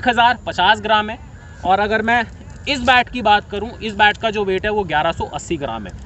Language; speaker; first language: Hindi; native; Hindi